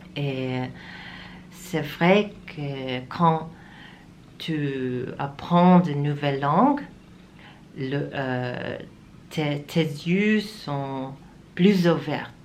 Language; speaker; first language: French; non-native, learner; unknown